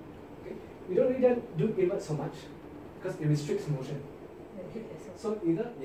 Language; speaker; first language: English; non-native, local second language; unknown